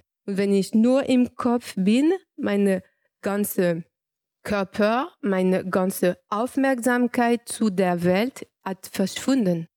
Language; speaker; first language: German; non-native, learner; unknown